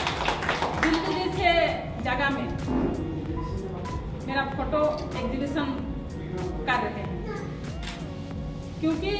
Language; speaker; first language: Hindi; non-native, local second language; Santali